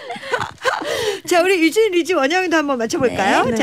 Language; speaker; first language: Korean; native; Korean